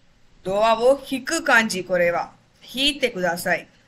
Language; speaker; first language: Japanese; non-native, fluent; Tamil